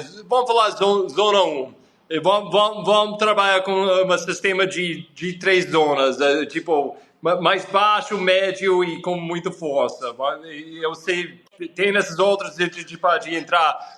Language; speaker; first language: Portuguese; non-native, fluent; English